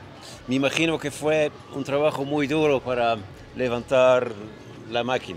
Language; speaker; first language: Spanish; non-native, fluent; Dutch